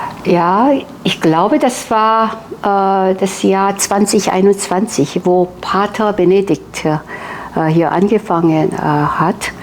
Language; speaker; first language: German; non-native, fluent; Korean